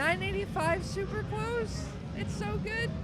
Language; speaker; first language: English; native; English